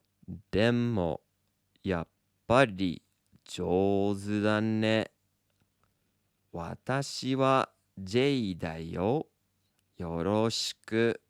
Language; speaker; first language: Japanese; non-native, fluent; English